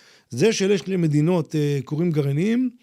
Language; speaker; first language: Hebrew; native; Hebrew